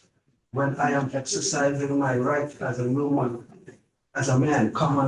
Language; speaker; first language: English; native; English